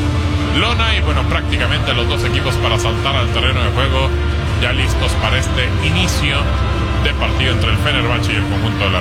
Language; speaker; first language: Spanish; native; Spanish